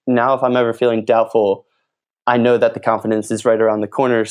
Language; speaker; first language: English; native; English